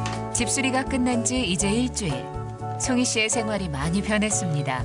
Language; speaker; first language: Korean; native; Korean